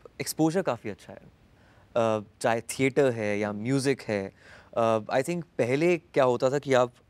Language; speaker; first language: Hindi; native; Hindi